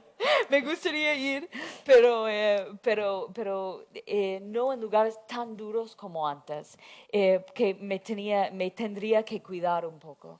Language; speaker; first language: Spanish; non-native, fluent; English